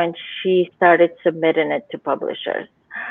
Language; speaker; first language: English; non-native, fluent; Bulgarian